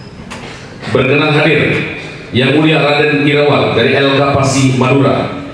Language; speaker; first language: Indonesian; native; Indonesian